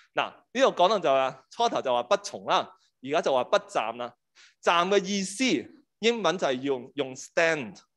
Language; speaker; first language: Cantonese; native; Cantonese